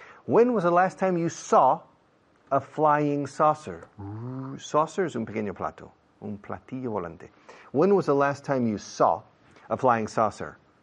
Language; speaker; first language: English; native; English